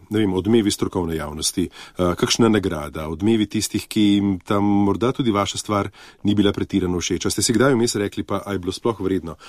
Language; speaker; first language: Slovenian; native; Slovenian